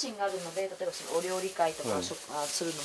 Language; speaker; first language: Japanese; native; Japanese